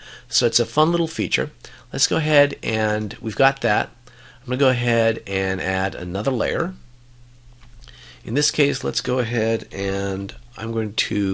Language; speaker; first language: English; native; English